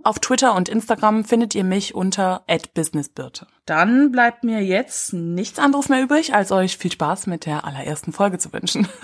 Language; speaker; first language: German; native; German